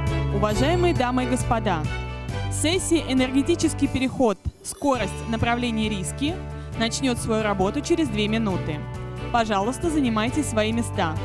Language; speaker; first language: Russian; native; Russian